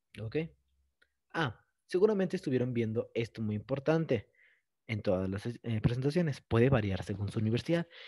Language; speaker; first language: Spanish; native; Spanish